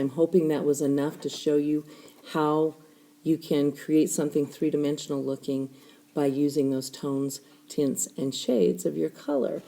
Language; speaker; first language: English; native; English